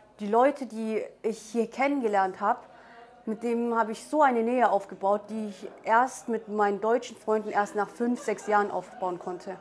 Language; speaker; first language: German; early bilingual, other home language; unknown